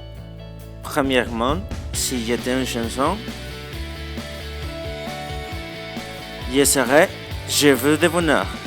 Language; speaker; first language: French; non-native, learner; Spanish